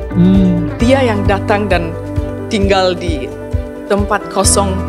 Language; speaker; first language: Indonesian; non-native, fluent; German